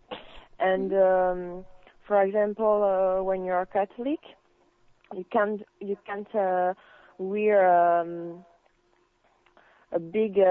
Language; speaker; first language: English; non-native, learner; French